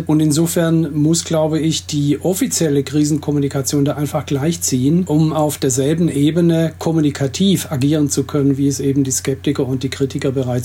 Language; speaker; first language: German; native; German